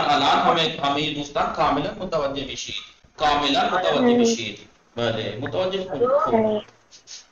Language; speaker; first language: Persian; non-native, fluent; Urdu